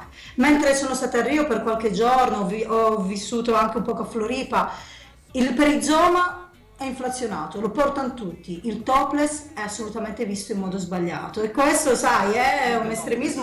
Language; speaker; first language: Italian; native; Italian